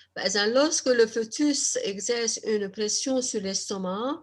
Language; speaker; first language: French; non-native, local second language; Arabic